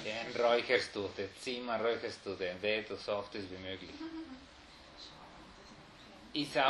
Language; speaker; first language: German; non-native, fluent; Spanish